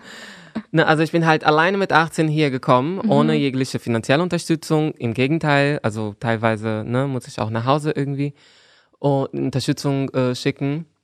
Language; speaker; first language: German; non-native, fluent; Portuguese